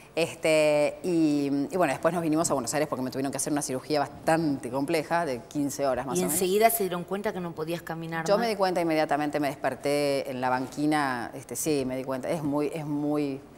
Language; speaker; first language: Spanish; native; Spanish